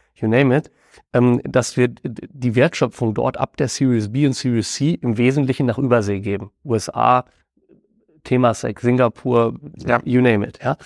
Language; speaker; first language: German; native; German